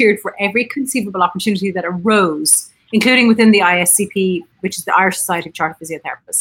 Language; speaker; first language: English; native; English